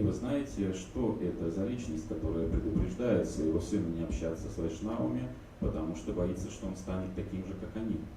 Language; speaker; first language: Russian; native; Russian